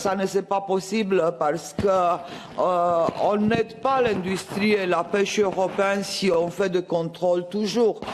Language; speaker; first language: French; non-native, fluent; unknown